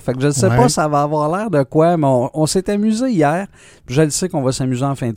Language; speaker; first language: French; native; French